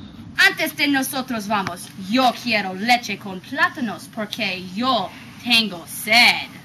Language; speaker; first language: Spanish; non-native, learner; English